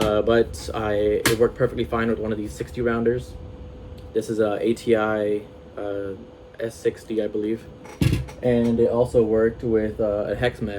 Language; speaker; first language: English; native; English